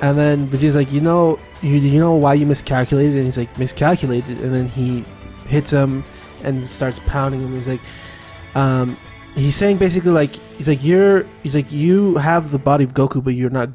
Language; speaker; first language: English; native; English